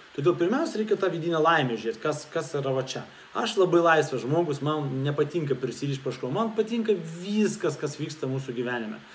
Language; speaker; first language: Lithuanian; non-native, local second language; Russian